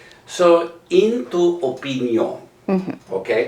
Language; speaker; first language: Spanish; non-native, learner; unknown